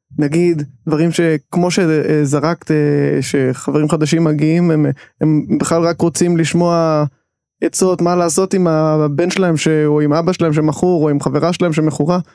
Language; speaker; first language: Hebrew; native; Hebrew